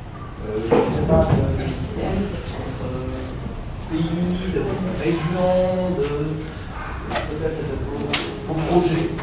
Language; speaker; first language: French; non-native, fluent; Vietnamese